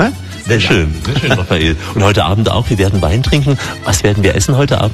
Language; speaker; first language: German; native; German